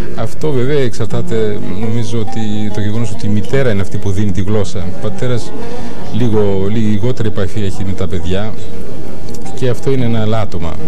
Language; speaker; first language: Greek; native; Greek